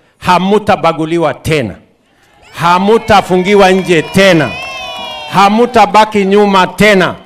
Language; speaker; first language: Swahili; non-native, local second language; Kalenjin